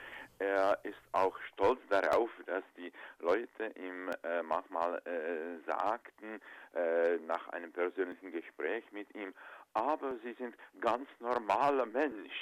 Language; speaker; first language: German; non-native, fluent; Czech